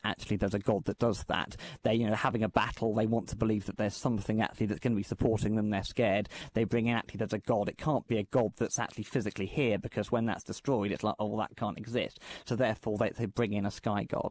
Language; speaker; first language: English; native; English